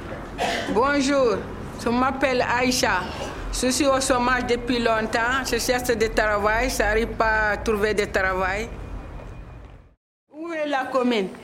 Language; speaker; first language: French; non-native, learner; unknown